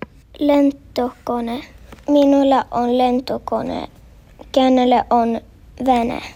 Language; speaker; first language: Finnish; early bilingual, heritage; Finnish